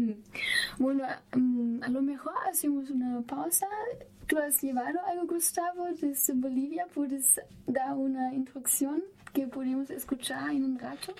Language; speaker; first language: Spanish; non-native, fluent; German